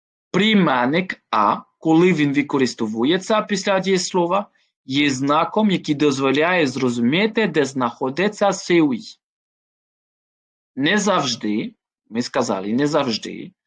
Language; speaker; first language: Ukrainian; non-native, fluent; French